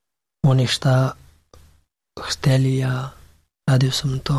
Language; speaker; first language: Serbian; non-native, learner; Pashto